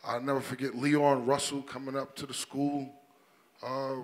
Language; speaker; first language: English; native; English